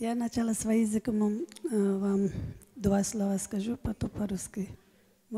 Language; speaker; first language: Russian; non-native, learner; Hindi